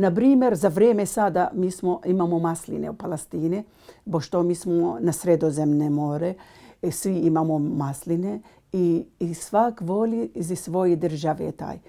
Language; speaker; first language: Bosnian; non-native, learner; Arabic